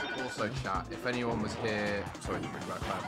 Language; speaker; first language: English; native; English